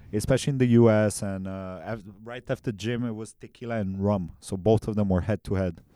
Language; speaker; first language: English; non-native, fluent; Romanian